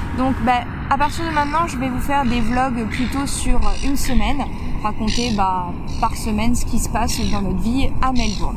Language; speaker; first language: French; native; French